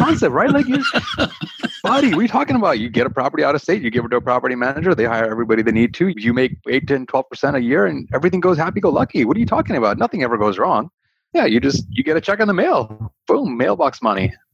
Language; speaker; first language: English; early bilingual, other home language; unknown